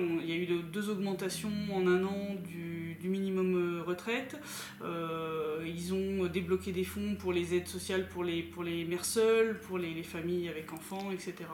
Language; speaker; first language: French; native; French